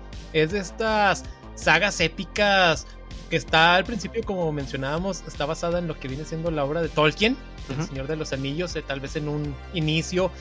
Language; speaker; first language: Spanish; native; Spanish